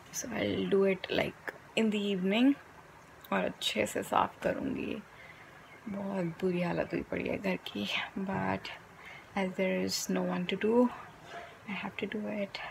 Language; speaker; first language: Hindi; native; Hindi